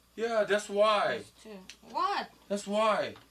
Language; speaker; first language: English; non-native, learner; Korean